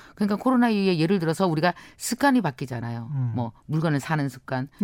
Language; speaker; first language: Korean; native; Korean